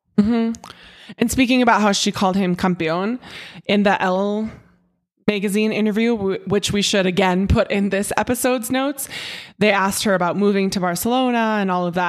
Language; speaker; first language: English; native; English